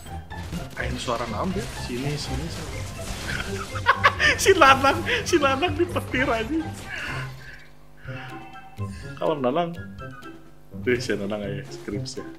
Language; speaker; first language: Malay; non-native, local second language; Sundanese